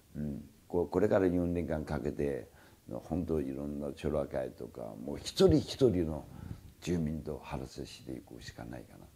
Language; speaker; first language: Japanese; non-native, fluent; Chinese